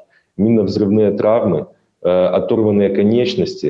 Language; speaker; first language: Russian; native; Russian